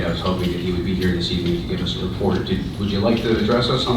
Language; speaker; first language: English; native; English